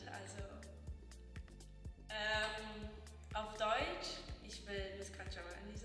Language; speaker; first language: German; early bilingual, heritage; German